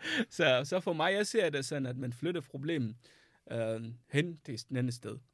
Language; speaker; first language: Danish; non-native, fluent; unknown